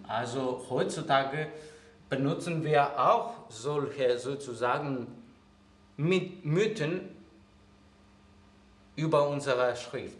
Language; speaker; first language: German; non-native, fluent; Greek